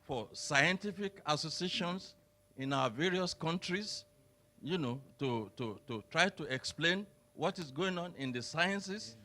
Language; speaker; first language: English; non-native, local second language; Yoruba